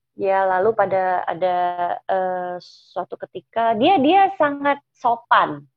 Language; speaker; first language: Indonesian; native; Indonesian